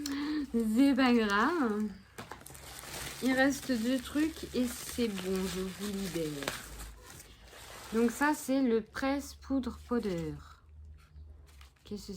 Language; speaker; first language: French; native; French